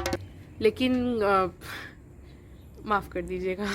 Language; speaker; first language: Hindi; non-native, local second language; Bangla